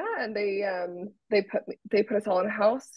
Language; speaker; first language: English; native; English